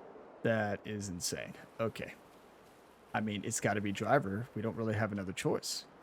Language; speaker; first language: English; native; English